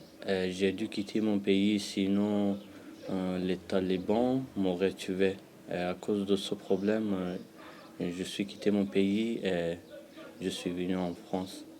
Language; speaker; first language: French; non-native, learner; Pashto